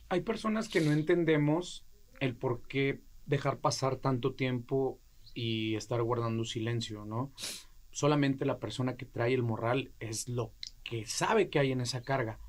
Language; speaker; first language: Spanish; native; Spanish